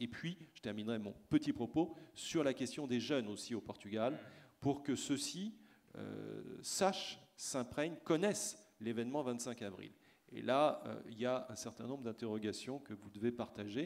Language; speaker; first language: French; native; French